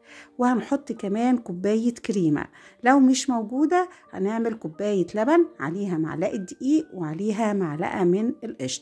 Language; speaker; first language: Arabic; native; Arabic